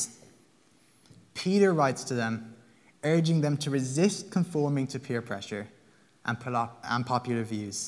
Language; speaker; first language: English; native; English